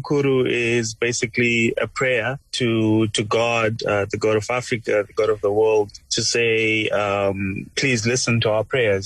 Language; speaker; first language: English; non-native, local second language; Shona